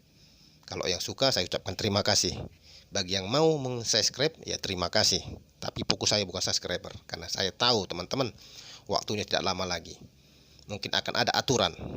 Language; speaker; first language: Indonesian; native; Indonesian